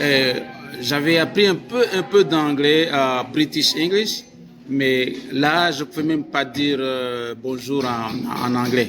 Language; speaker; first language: French; non-native, local second language; Kinyarwanda